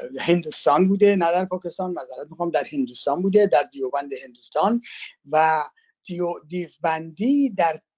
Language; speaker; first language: Persian; native; Persian